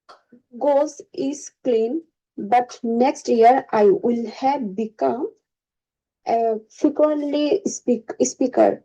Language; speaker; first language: English; non-native, learner; Bangla